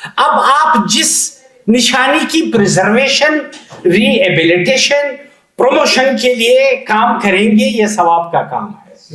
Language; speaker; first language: Urdu; non-native, local second language; Punjabi